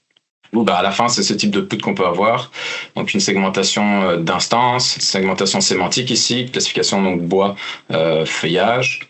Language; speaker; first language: French; native; French